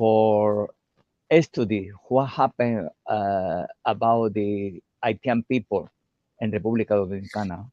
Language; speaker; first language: English; non-native, learner; Portuguese